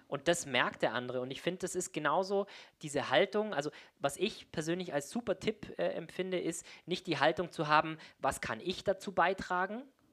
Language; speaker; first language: German; native; German